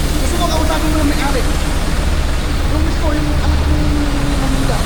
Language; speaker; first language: Filipino; native; Filipino